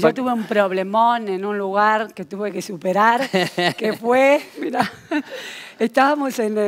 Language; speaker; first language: Spanish; native; Spanish